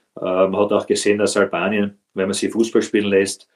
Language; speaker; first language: German; native; German